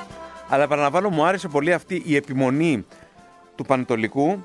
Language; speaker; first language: Greek; native; Greek